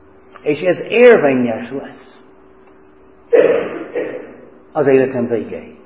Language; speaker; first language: Hungarian; non-native, fluent; English